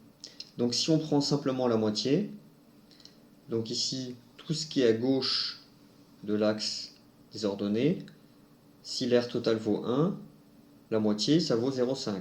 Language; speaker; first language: French; native; French